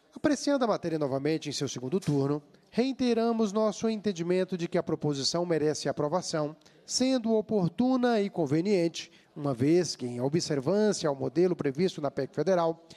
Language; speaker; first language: Portuguese; native; Portuguese